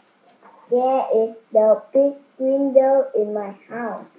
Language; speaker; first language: English; non-native, learner; Vietnamese